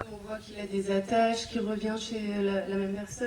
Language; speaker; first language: French; native; French